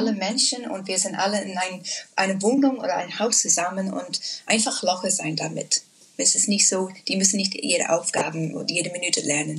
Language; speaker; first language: German; non-native, learner; English